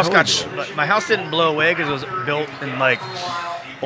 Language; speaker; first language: English; native; English